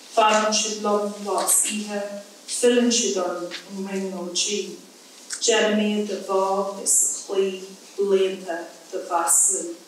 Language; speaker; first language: English; native; English